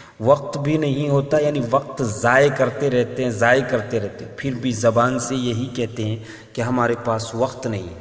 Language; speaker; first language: Urdu; native; Urdu